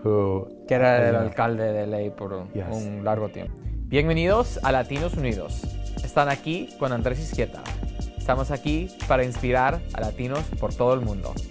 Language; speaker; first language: Spanish; early bilingual, heritage; Spanish